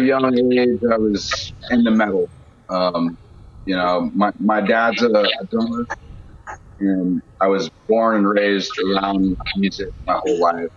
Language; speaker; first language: English; native; English